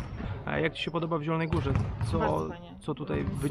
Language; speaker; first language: Polish; native; Polish